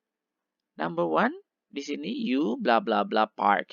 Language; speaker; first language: English; non-native, learner; Indonesian